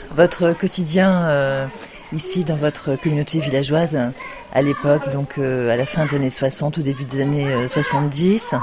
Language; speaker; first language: French; native; French